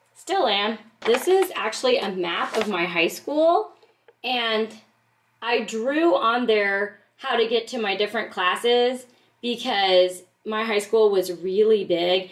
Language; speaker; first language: English; native; English